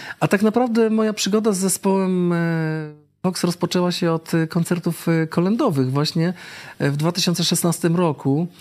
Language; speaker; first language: Polish; native; Polish